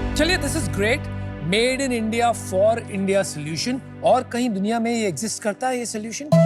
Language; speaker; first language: Hindi; native; Hindi